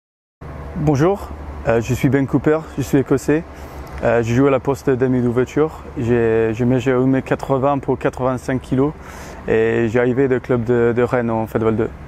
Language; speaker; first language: French; non-native, learner; English